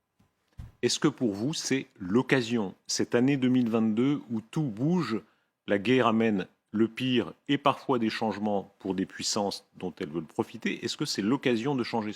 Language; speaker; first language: French; native; French